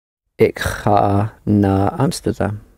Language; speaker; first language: Dutch; non-native, learner; English